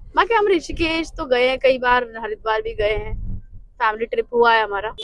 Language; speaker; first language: Hindi; non-native, local second language; Bangla